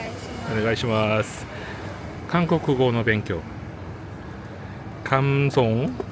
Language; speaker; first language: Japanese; non-native, learner; Korean